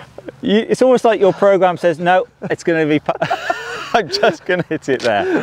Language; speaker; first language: English; native; English